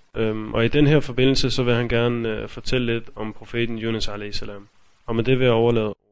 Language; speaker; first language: Danish; early bilingual, other home language; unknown